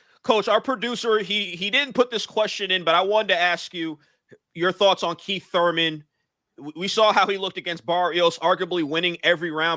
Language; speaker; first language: English; native; English